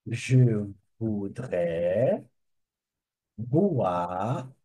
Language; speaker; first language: French; non-native, fluent; Portuguese